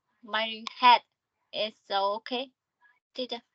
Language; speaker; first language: English; non-native, learner; Vietnamese